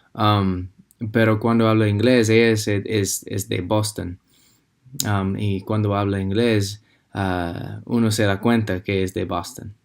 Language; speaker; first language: Spanish; non-native, fluent; English